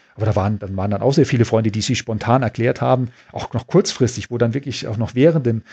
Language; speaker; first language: German; native; German